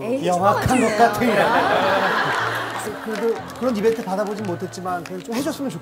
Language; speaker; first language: Korean; native; Korean